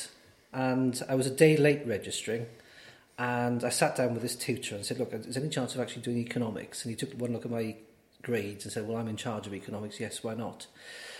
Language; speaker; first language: English; native; English